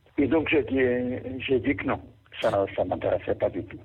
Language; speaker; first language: French; non-native, fluent; Portuguese